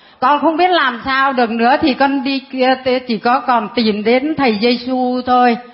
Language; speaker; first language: Vietnamese; non-native, local second language; Muong